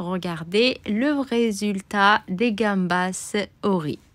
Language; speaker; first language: French; non-native, local second language; Arabic